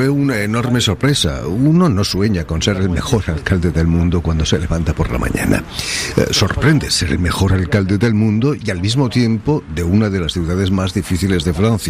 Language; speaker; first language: Spanish; native; Spanish